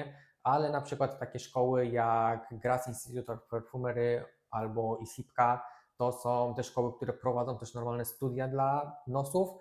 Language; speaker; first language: Polish; native; Polish